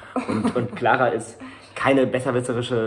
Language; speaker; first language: German; native; German